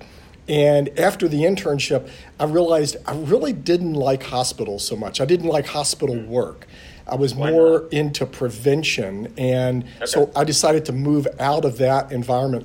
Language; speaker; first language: English; native; English